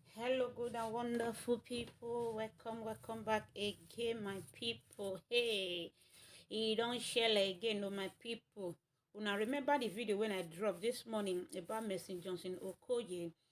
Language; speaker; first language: Nigerian Pidgin; native; Nigerian Pidgin